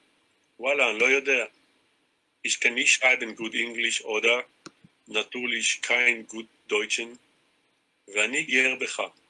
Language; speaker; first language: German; non-native, learner; Hebrew